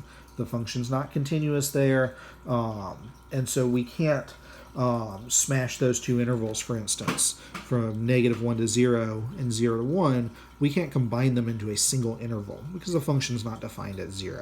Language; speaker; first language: English; native; English